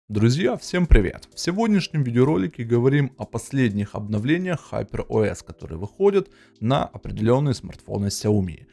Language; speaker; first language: Russian; native; Russian